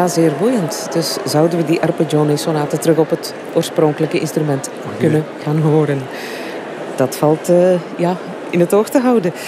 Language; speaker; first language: Dutch; native; Dutch